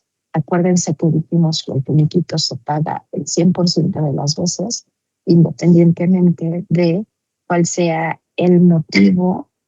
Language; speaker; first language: Spanish; native; Spanish